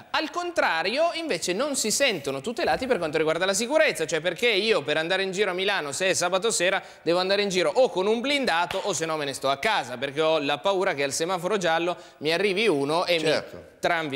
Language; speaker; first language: Italian; native; Italian